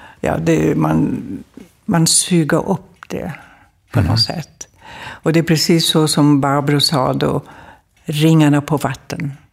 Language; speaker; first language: Swedish; non-native, fluent; German